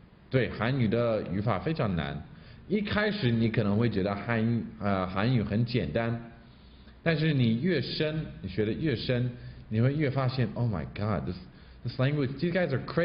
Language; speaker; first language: Chinese; non-native, fluent; English